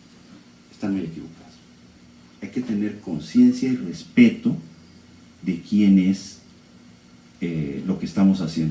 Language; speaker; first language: Spanish; native; Spanish